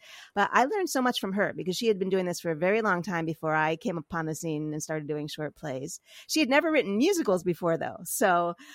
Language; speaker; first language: English; native; English